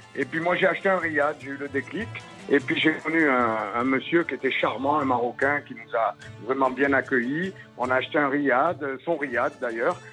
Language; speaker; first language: French; native; French